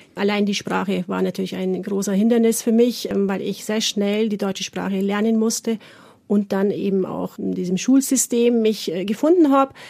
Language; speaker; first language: German; early bilingual, other home language; Turkish